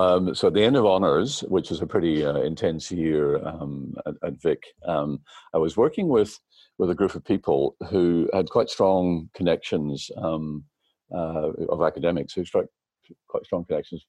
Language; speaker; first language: English; native; English